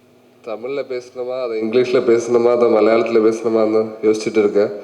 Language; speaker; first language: Tamil; non-native, local second language; Malayalam